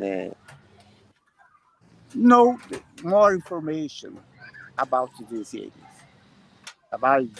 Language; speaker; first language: English; non-native, learner; Portuguese